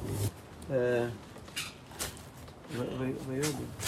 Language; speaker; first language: Swedish; non-native, learner; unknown